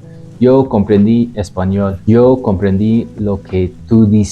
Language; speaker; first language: Spanish; non-native, fluent; English